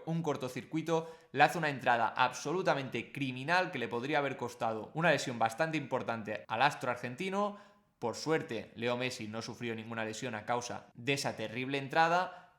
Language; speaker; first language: Spanish; native; Spanish